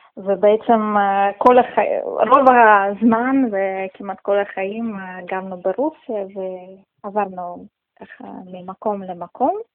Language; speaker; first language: Hebrew; non-native, fluent; Russian